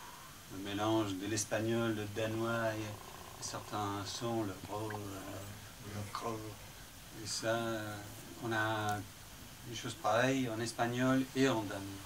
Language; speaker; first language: French; non-native, fluent; English